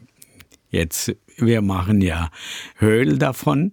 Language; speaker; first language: German; non-native, learner; Tamil